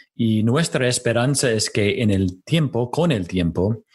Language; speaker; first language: Spanish; non-native, fluent; English